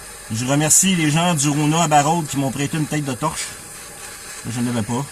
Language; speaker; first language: French; native; French